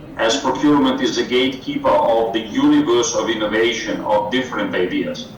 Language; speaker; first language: English; non-native, fluent; Ukrainian